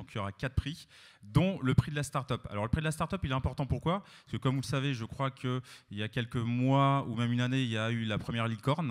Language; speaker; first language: French; native; French